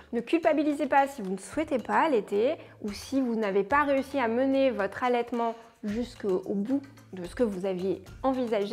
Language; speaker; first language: French; native; French